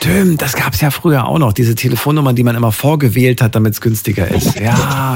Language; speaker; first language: German; native; German